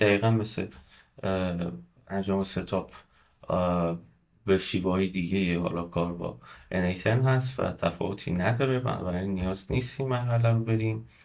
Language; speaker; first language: Persian; native; Persian